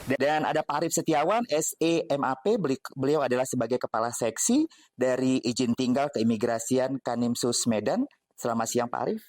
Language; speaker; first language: Indonesian; native; Indonesian